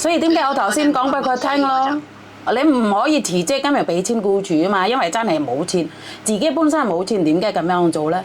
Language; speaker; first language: Cantonese; non-native, fluent; Javanese